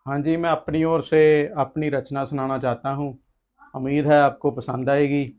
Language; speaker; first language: Hindi; non-native, local second language; Punjabi